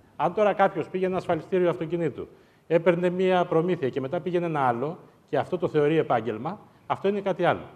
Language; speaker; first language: Greek; native; Greek